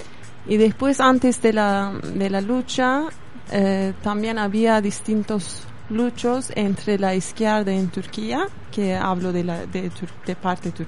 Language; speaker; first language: Spanish; non-native, fluent; Kurdish